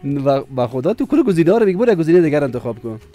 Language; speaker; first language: Persian; native; Persian